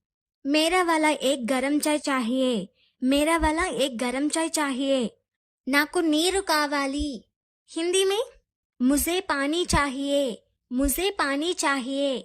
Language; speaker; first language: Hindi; non-native, local second language; Telugu